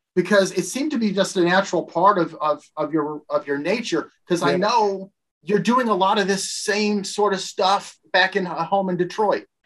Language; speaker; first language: English; native; English